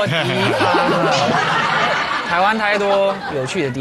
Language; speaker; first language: Chinese; non-native, fluent; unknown